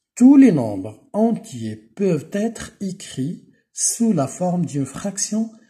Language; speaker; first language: French; non-native, local second language; Arabic